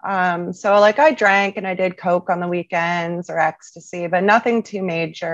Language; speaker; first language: English; native; English